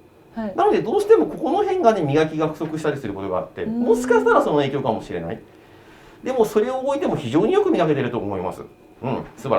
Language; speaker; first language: Japanese; native; Japanese